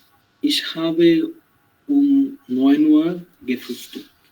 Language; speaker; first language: German; non-native, learner; Bangla